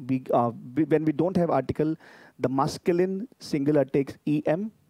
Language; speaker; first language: English; non-native, local second language; Hindi